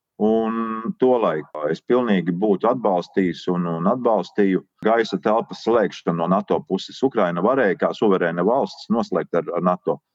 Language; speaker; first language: Latvian; native; Latvian